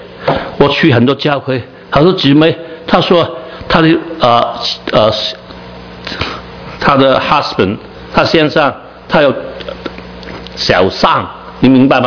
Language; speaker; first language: Chinese; non-native, learner; Cantonese